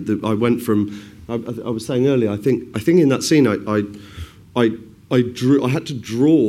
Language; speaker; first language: English; native; English